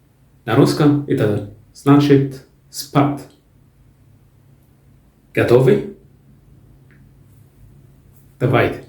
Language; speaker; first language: Russian; non-native, learner; Arabic